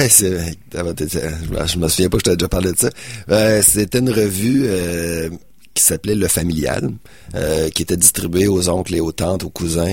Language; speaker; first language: French; native; French